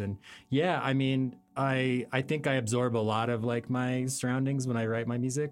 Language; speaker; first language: English; native; English